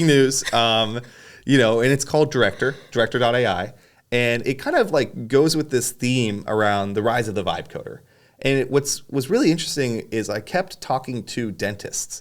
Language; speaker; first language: English; native; English